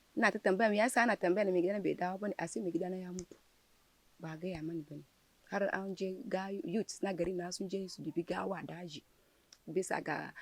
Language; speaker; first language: Hausa; non-native, local second language; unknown